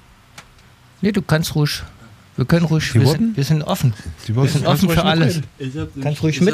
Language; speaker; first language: German; native; German